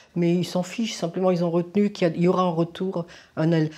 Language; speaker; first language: French; native; French